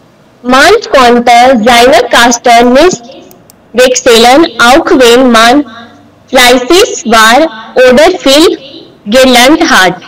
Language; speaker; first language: German; non-native, learner; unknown